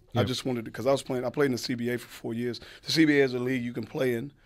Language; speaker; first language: English; native; English